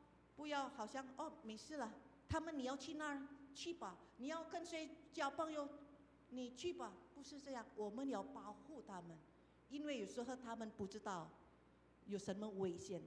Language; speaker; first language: Chinese; non-native, fluent; Indonesian